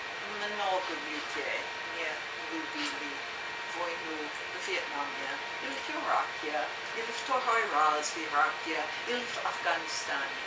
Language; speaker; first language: Russian; non-native, learner; English